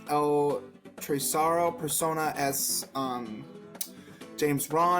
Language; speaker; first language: Spanish; non-native, learner; English